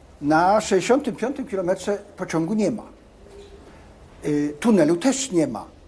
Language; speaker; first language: Polish; native; Polish